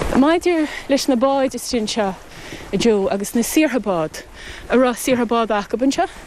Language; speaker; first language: Irish; native; Irish